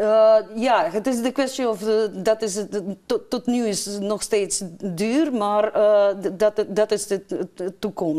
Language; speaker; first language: Dutch; non-native, fluent; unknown